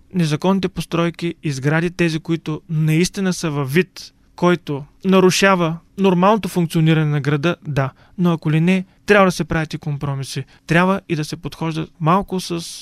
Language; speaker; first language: Bulgarian; native; Bulgarian